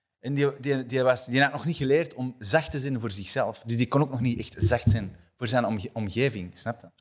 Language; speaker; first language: Dutch; native; Dutch